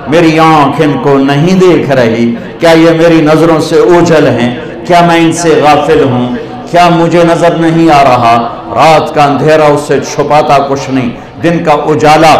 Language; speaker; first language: Urdu; non-native, local second language; Punjabi